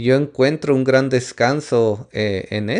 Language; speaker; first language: Spanish; native; Spanish